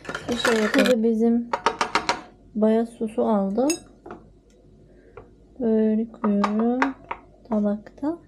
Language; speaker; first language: Turkish; non-native, learner; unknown